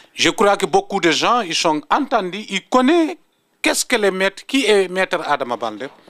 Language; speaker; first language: French; non-native, local second language; Fula